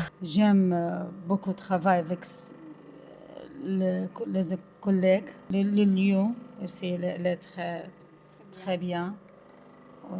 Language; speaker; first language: French; non-native, learner; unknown